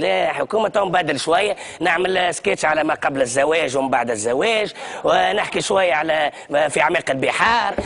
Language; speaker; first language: Arabic; native; Arabic